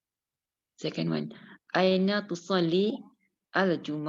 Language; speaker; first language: Arabic; non-native, learner; Malay